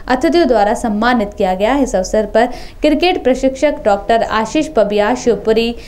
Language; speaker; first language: Hindi; native; Hindi